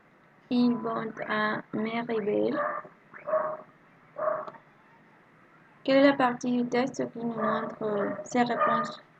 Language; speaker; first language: French; non-native, learner; Spanish